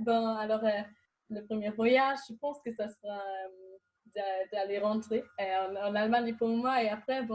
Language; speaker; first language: French; non-native, fluent; German